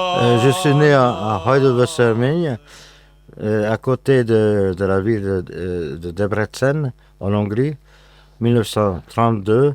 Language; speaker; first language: French; non-native, fluent; Hungarian